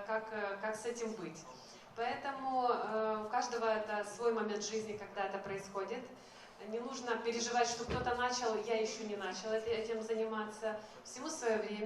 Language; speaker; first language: Russian; native; Russian